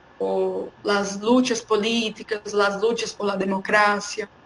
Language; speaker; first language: Spanish; non-native, fluent; Portuguese